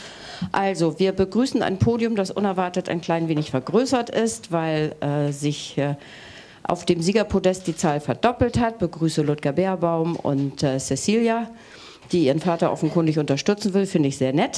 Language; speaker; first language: German; native; German